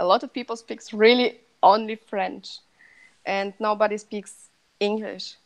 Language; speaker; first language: English; non-native, fluent; Russian